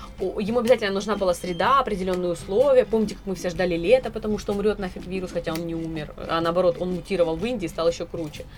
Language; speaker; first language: Russian; native; Russian